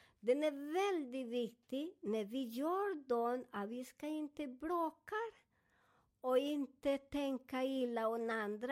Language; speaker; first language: Swedish; non-native, fluent; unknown